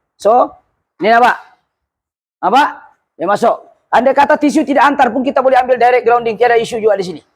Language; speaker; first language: Malay; non-native, local second language; Buginese